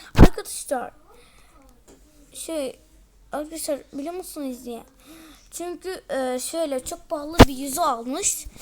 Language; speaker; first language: Turkish; early bilingual, heritage; Turkish